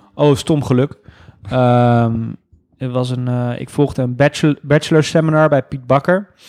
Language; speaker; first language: Dutch; native; Dutch